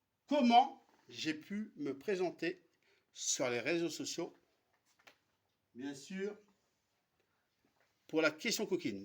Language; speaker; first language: French; native; French